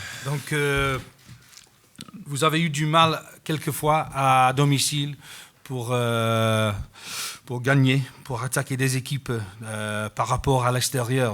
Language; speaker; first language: French; non-native, fluent; English